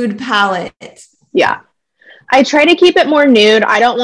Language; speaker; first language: English; native; English